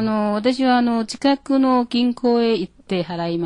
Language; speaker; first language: Japanese; non-native, fluent; Chinese